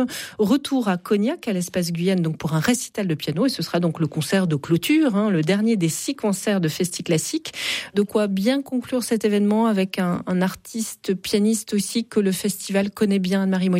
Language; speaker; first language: French; native; French